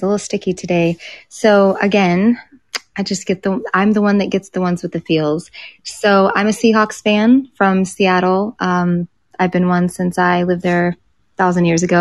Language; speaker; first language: English; native; English